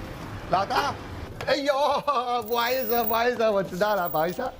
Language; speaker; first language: Chinese; non-native, fluent; Morisyen